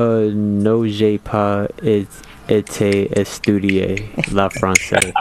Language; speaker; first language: French; non-native, learner; English